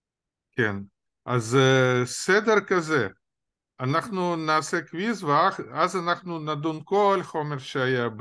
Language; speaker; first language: Hebrew; non-native, fluent; Russian